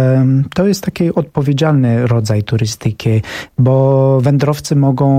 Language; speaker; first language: Polish; non-native, fluent; Romanian